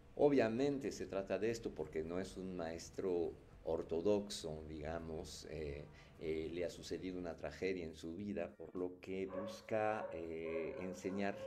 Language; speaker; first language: Spanish; non-native, fluent; French